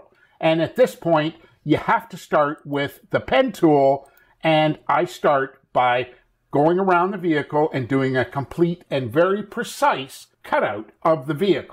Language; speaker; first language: English; native; English